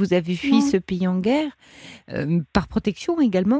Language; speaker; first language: French; native; French